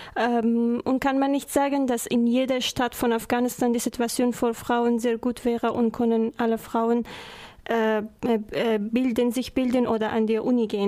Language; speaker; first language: German; non-native, learner; Persian